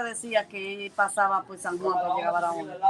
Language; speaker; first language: Spanish; native; Spanish